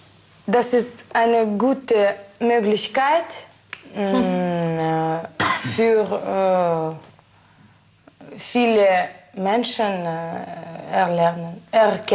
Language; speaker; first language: German; non-native, learner; Russian